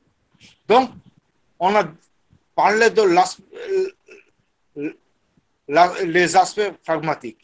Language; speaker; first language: French; non-native, fluent; Bangla